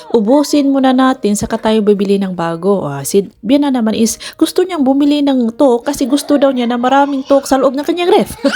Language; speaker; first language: Filipino; non-native, local second language; Cebuano